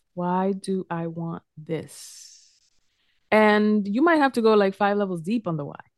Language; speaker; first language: English; early bilingual, other home language; Spanish